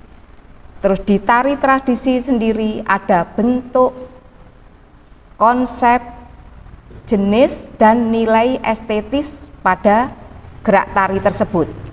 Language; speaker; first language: Malay; native; Malay